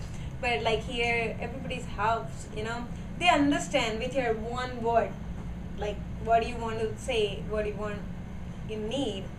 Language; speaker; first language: English; non-native, learner; Gujarati